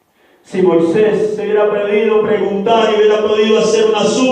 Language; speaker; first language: Spanish; native; Spanish